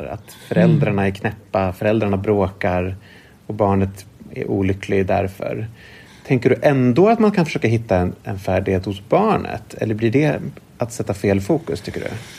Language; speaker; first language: Swedish; native; Swedish